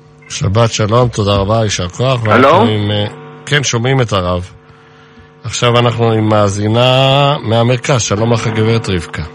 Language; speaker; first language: Hebrew; native; Hebrew